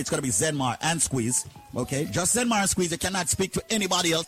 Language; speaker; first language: English; native; English